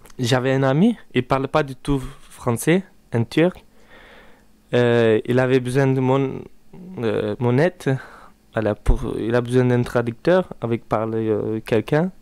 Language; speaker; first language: French; non-native, learner; Turkish